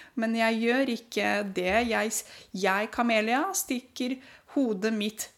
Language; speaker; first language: Norwegian; non-native, fluent; Romanian